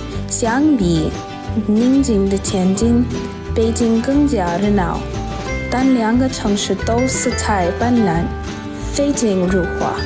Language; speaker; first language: Chinese; non-native, fluent; English